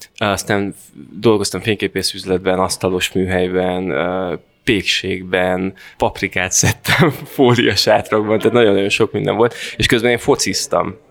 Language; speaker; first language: Hungarian; native; Hungarian